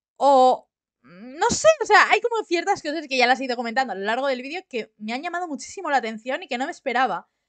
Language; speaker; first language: Spanish; native; Spanish